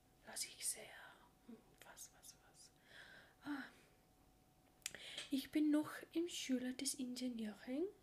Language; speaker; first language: German; non-native, learner; English